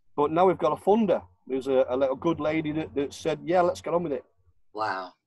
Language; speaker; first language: English; native; English